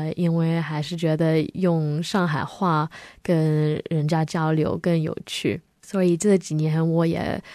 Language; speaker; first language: Chinese; early bilingual, heritage; Chinese